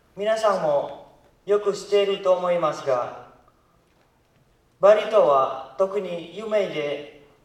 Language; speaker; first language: Japanese; non-native, learner; Indonesian